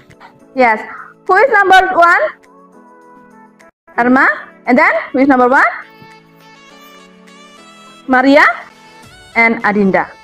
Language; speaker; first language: English; non-native, fluent; Indonesian